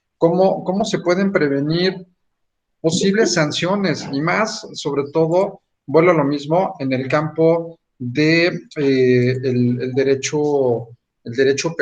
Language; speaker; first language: Spanish; native; Spanish